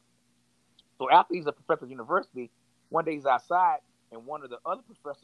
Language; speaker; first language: English; native; English